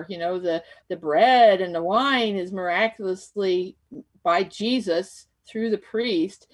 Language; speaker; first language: English; native; English